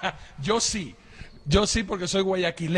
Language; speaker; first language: Spanish; native; Spanish